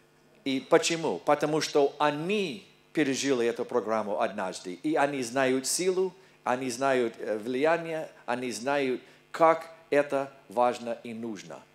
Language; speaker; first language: Russian; non-native, learner; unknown